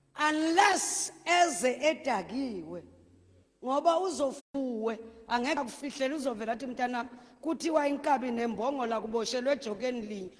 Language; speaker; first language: Zulu; native; Zulu